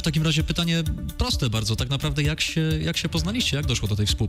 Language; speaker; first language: Polish; native; Polish